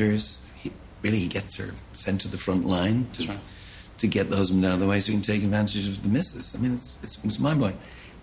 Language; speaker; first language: English; native; English